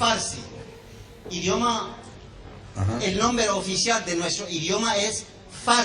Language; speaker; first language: Spanish; non-native, fluent; Persian